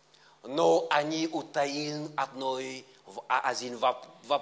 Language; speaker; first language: Russian; non-native, learner; Vietnamese